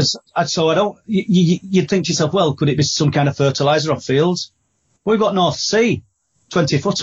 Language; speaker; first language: English; native; English